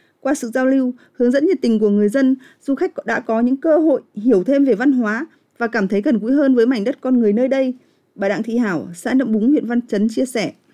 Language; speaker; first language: Vietnamese; native; Vietnamese